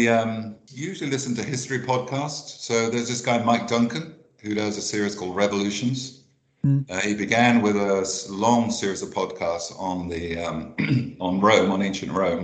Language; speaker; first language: English; native; English